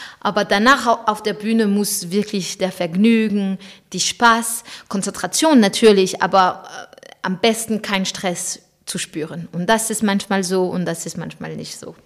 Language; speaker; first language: German; non-native, fluent; French